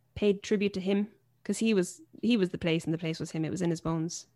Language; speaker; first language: English; native; English